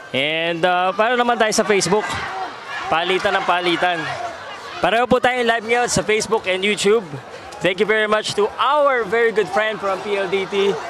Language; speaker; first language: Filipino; non-native, local second language; Cebuano